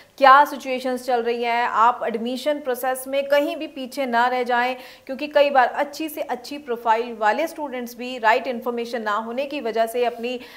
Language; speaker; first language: Hindi; non-native, local second language; Punjabi